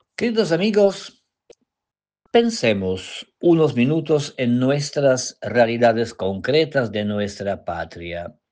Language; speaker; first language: Spanish; non-native, fluent; Polish